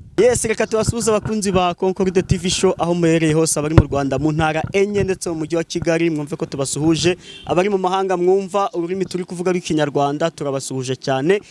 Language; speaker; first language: Kinyarwanda; native; Kinyarwanda